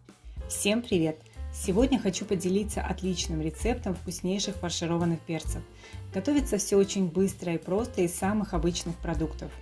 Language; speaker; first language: Russian; native; Russian